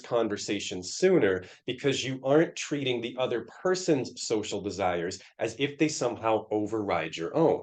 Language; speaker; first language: English; native; English